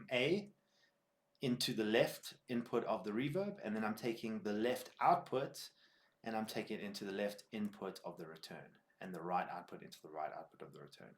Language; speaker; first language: English; native; English